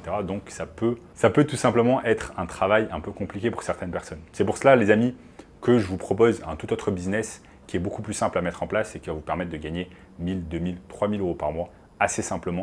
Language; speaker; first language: French; native; French